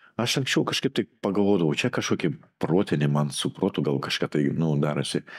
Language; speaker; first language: Lithuanian; non-native, local second language; Russian